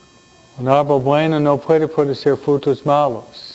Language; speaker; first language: Spanish; non-native, fluent; English